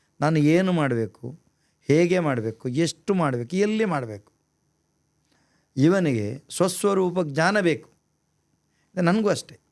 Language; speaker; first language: Kannada; non-native, local second language; Tulu